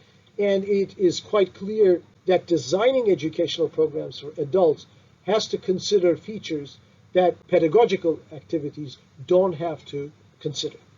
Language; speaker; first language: English; non-native, fluent; Turkish